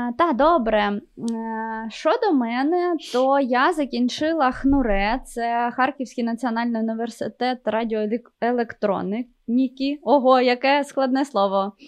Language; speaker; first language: Ukrainian; non-native, local second language; Russian